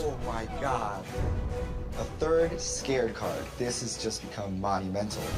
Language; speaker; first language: English; native; English